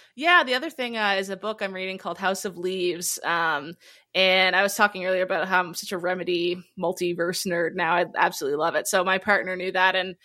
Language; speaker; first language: English; native; English